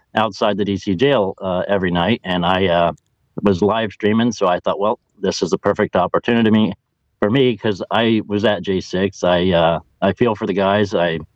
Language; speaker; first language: English; native; English